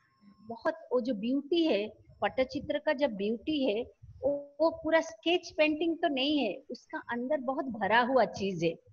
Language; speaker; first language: Hindi; non-native, local second language; Odia